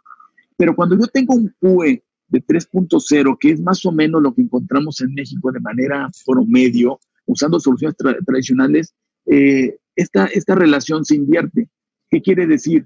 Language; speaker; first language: Spanish; native; Spanish